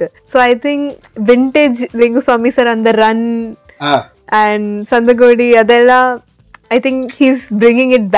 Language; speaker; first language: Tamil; non-native, learner; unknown